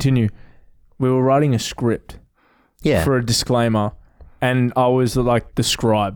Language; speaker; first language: English; native; English